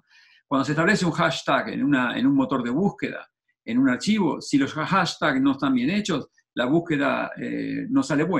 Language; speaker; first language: Spanish; native; Spanish